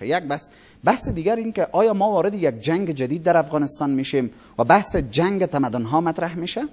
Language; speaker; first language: Persian; native; Persian